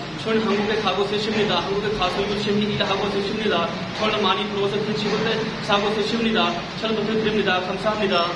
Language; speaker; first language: Korean; non-native, learner; Punjabi